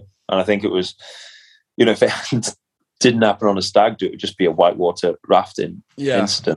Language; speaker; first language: English; native; English